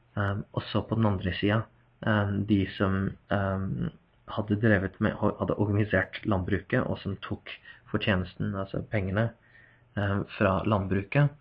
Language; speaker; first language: Norwegian; non-native, fluent; English